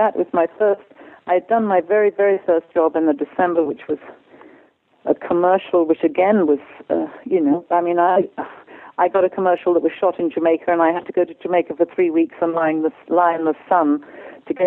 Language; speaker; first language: English; native; English